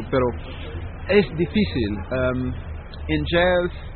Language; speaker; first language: Spanish; non-native, fluent; English